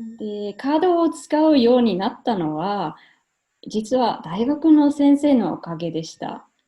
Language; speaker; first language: Japanese; non-native, fluent; German